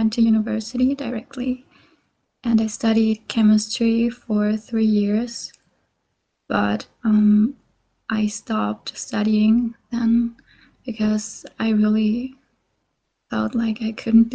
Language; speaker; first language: English; non-native, fluent; German